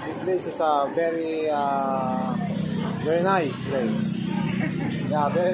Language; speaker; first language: English; non-native, local second language; Filipino